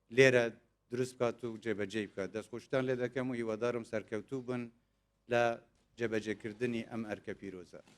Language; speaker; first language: Central Kurdish; non-native, local second language; Kurdish